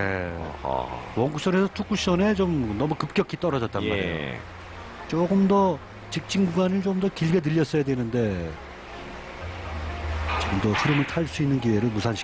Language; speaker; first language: Korean; native; Korean